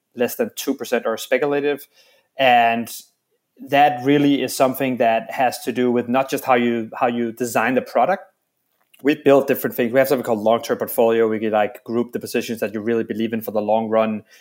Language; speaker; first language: English; non-native, fluent; Danish